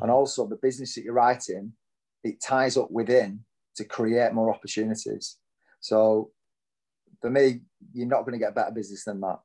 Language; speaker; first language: English; native; English